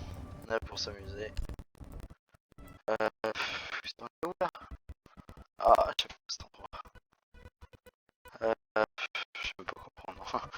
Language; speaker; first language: French; native; French